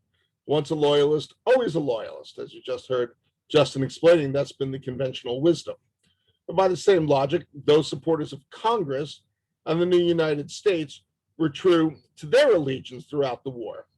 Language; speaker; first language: English; native; English